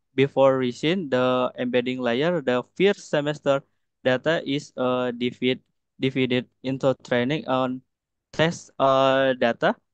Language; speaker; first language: English; non-native, learner; Indonesian